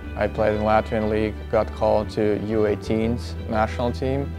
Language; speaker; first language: English; non-native, fluent; Latvian